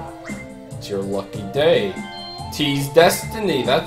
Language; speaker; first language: English; native; English